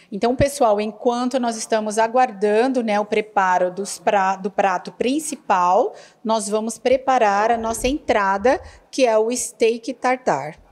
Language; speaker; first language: Portuguese; native; Portuguese